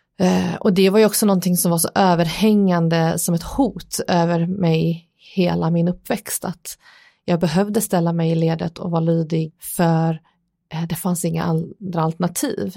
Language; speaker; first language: Swedish; early bilingual, other home language; Persian